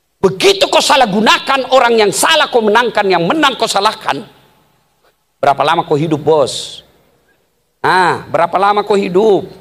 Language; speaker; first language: Indonesian; native; Indonesian